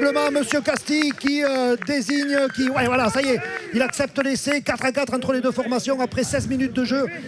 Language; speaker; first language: French; native; French